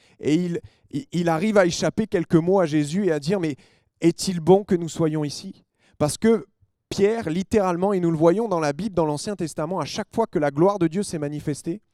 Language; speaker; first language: French; native; French